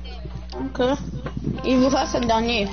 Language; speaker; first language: French; non-native, local second language; English